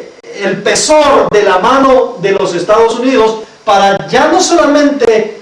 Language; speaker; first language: Spanish; native; Spanish